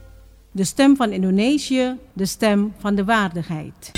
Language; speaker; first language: Dutch; non-native, fluent; Indonesian